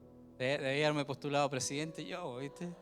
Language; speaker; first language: Spanish; native; Spanish